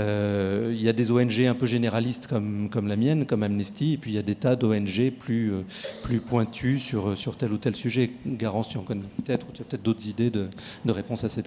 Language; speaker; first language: French; native; French